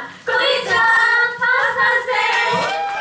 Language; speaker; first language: Japanese; non-native, learner; Korean